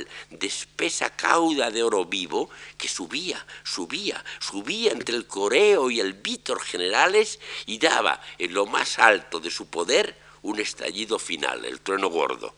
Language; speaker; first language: Spanish; native; Spanish